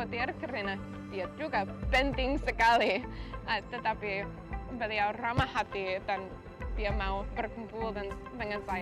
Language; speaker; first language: Indonesian; non-native, learner; English